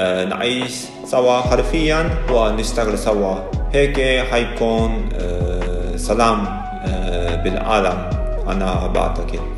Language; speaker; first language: Arabic; non-native, learner; Japanese